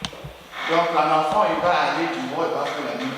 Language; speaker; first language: French; non-native, learner; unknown